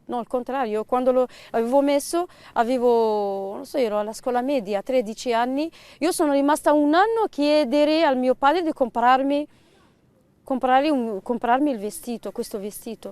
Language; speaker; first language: Italian; non-native, fluent; Arabic